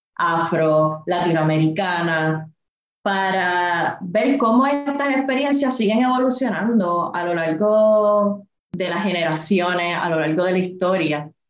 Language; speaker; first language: Spanish; native; Spanish